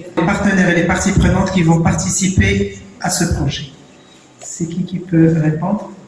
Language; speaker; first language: French; non-native, local second language; Arabic